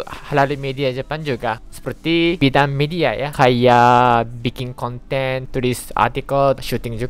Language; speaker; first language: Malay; non-native, fluent; Japanese